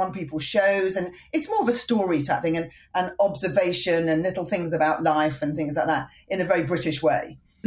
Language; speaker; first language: English; native; English